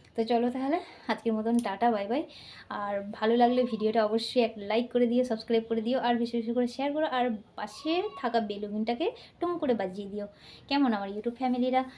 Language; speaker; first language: Bangla; non-native, local second language; Santali